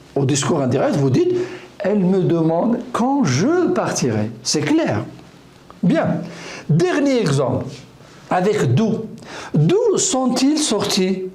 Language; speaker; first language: French; non-native, local second language; Arabic